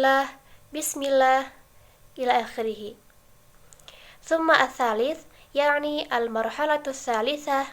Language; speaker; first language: Arabic; non-native, learner; Indonesian